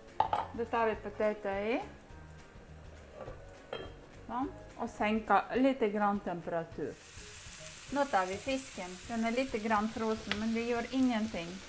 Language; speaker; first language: Norwegian; non-native, learner; Ukrainian